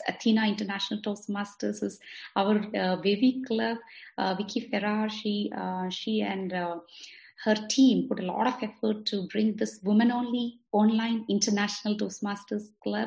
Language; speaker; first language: English; non-native, local second language; Malayalam